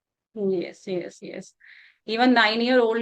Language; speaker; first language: English; non-native, local second language; Hindi